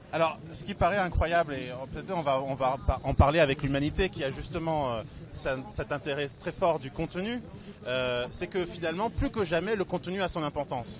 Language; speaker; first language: French; native; French